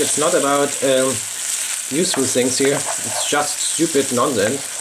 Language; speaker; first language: English; non-native, fluent; German